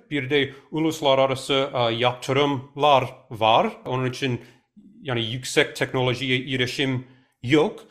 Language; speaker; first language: Turkish; non-native, fluent; English